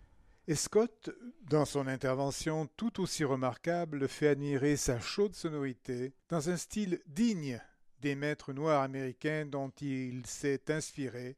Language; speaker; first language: French; native; French